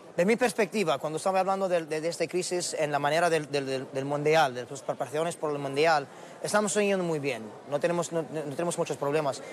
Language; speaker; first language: Spanish; non-native, learner; Arabic